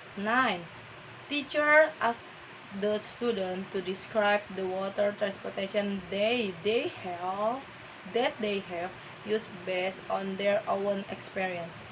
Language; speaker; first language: English; non-native, learner; Indonesian